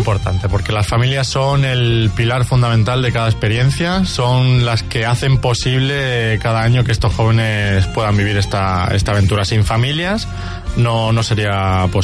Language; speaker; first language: Spanish; native; Spanish